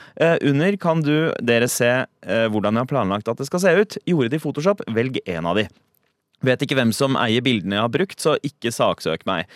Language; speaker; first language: Norwegian; early bilingual, other home language; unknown